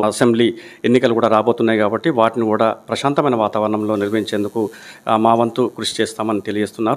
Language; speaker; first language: Telugu; native; Telugu